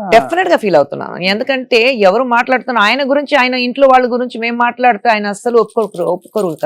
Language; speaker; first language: Telugu; non-native, fluent; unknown